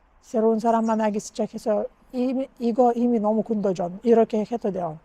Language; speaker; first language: Korean; non-native, learner; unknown